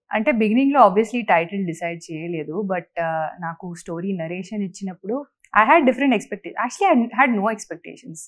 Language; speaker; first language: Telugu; non-native, local second language; Hindi